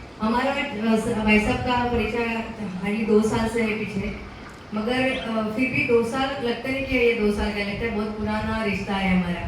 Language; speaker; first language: Hindi; non-native, local second language; Marathi